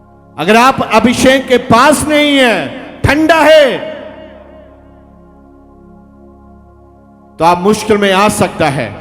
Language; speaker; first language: Hindi; non-native, local second language; Punjabi